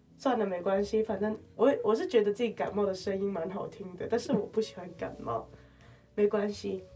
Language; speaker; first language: Chinese; non-native, local second language; Cantonese